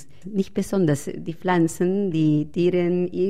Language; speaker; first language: German; non-native, fluent; Spanish